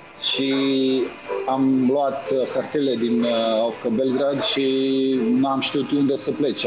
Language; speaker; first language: Romanian; non-native, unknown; Serbian